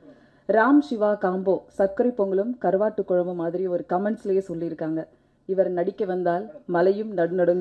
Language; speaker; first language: Tamil; native; Tamil